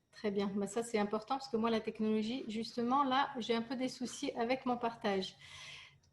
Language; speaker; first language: French; native; French